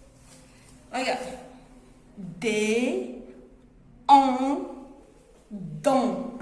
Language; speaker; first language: French; non-native, local second language; Arabic